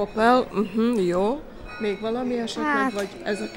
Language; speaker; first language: Hungarian; native; Hungarian